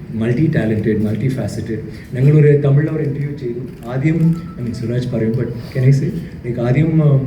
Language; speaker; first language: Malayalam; non-native, fluent; Tamil